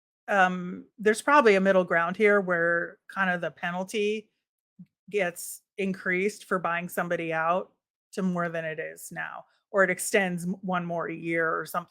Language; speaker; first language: English; native; English